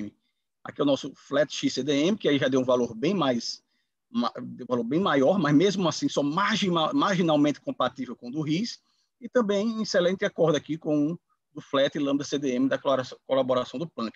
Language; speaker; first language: Portuguese; native; Portuguese